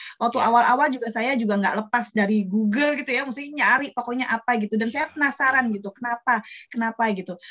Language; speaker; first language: Indonesian; native; Indonesian